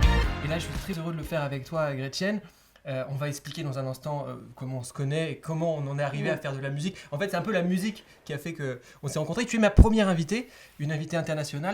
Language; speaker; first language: French; native; French